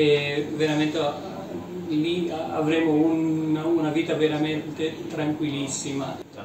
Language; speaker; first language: Italian; non-native, learner; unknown